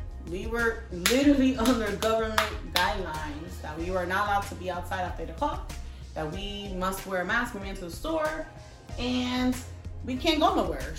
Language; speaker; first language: English; early bilingual, other home language; Spanish